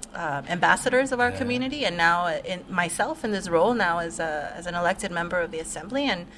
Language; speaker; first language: English; native; English